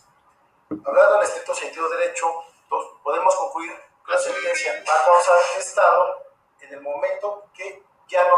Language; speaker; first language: Spanish; native; Spanish